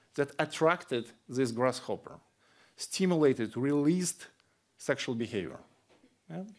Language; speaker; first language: English; non-native, fluent; Russian